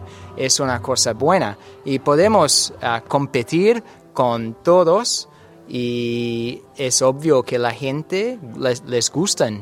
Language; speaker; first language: Spanish; non-native, learner; English